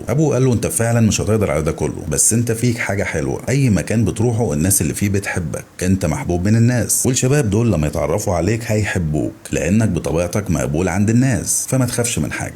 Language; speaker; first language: Arabic; native; Arabic